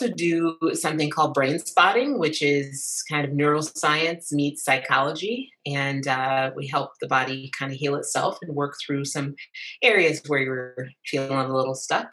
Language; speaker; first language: English; native; English